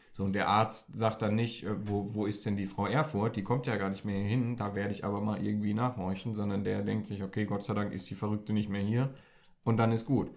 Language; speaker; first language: German; early bilingual, other home language; Turkish